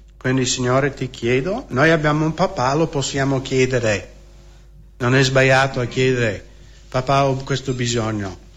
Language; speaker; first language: Italian; non-native, fluent; English